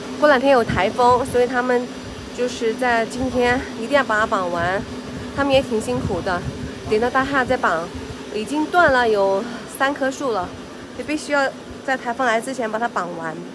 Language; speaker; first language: Chinese; native; Chinese